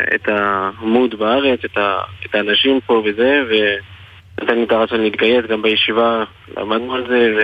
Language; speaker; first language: Hebrew; non-native, fluent; French